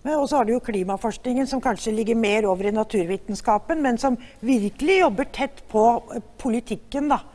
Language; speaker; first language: Norwegian; native; Norwegian